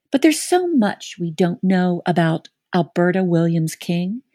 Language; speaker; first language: English; native; English